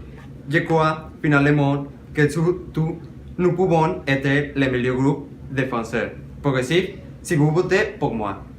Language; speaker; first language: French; non-native, learner; Spanish